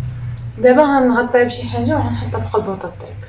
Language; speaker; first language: Arabic; native; Arabic